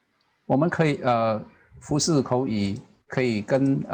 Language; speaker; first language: Chinese; non-native, learner; Indonesian